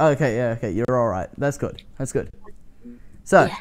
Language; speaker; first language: English; native; English